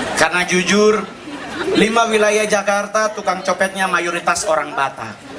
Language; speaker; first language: Indonesian; native; Indonesian